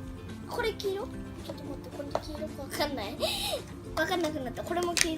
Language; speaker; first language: Japanese; early bilingual, heritage; Japanese